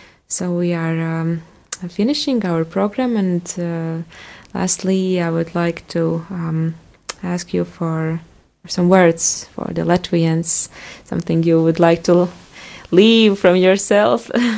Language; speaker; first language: English; non-native, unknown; Latvian